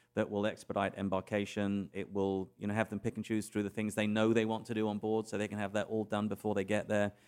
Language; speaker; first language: English; native; English